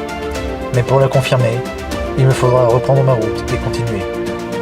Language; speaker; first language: French; native; French